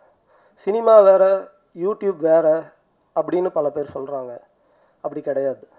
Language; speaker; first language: Tamil; native; Tamil